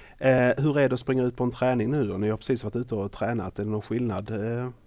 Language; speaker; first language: Swedish; native; Swedish